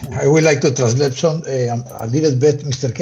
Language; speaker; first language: English; non-native, learner; Spanish